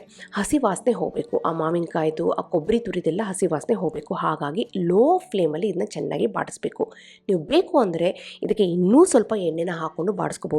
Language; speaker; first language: Kannada; native; Kannada